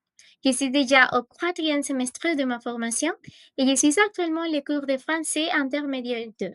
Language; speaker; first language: French; non-native, fluent; Spanish